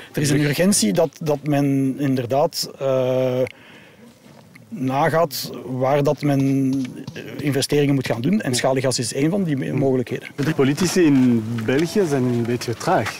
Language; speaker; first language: Dutch; native; Dutch